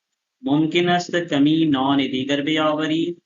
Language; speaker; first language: Persian; non-native, fluent; Urdu